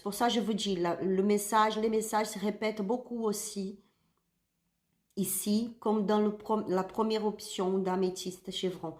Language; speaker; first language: French; non-native, learner; Spanish